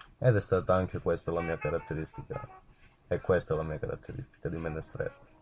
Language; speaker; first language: Italian; native; Italian